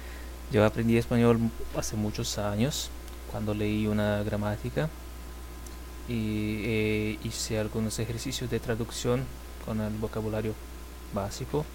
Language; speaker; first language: Spanish; non-native, fluent; Portuguese